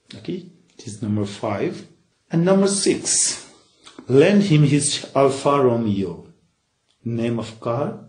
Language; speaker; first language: English; non-native, local second language; Nepali